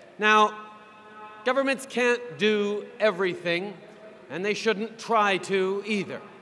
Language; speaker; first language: English; native; English